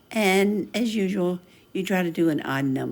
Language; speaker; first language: English; native; English